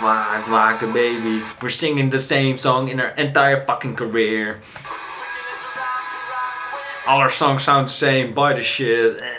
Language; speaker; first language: English; non-native, fluent; Dutch